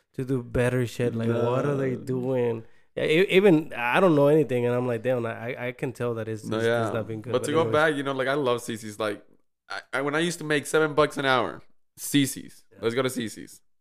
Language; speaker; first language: English; early bilingual, other home language; Spanish